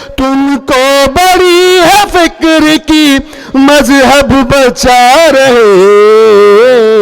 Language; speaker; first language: Hindi; non-native, local second language; Bhojpuri